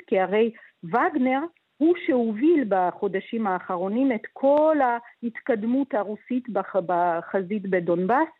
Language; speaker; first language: Hebrew; early bilingual, other home language; Russian